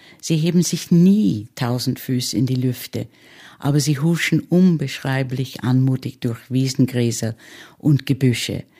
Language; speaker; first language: German; early bilingual, heritage; German